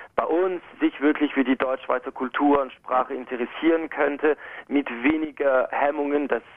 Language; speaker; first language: German; non-native, local second language; French